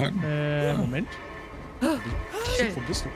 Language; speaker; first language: German; native; German